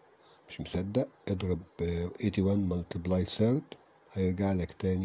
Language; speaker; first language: Arabic; native; Arabic